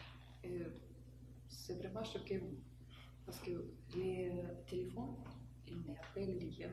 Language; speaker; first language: French; non-native, learner; Russian